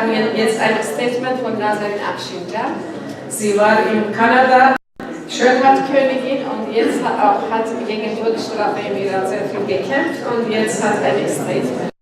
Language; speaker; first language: German; non-native, learner; Persian